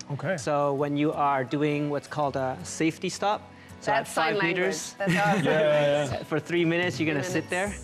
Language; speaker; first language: English; native; English